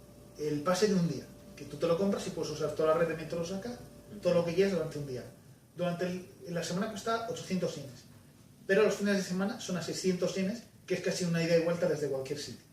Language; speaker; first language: Spanish; native; Spanish